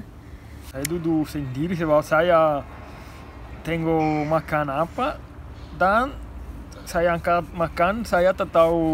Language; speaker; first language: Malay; non-native, learner; Italian